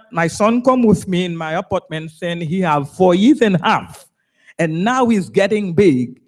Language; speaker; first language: English; non-native, learner; Haitian Creole